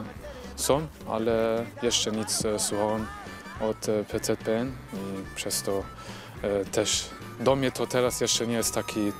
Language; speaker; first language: Polish; early bilingual, heritage; Polish